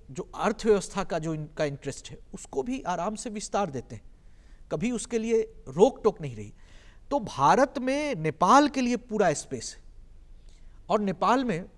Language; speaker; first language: Hindi; native; Hindi